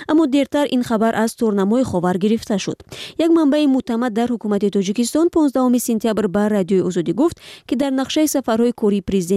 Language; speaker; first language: Persian; native; Persian